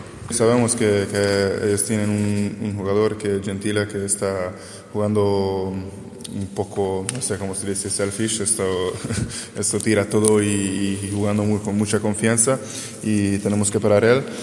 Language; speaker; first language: Spanish; non-native, learner; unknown